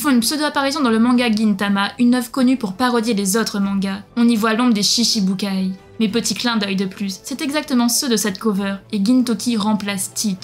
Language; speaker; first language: French; native; French